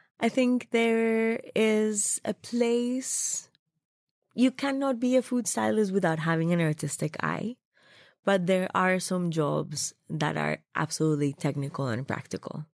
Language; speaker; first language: English; non-native, fluent; Spanish